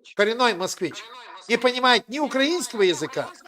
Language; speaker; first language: Russian; non-native, local second language; Ukrainian